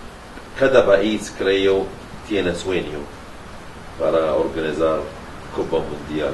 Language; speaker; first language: Spanish; non-native, learner; Arabic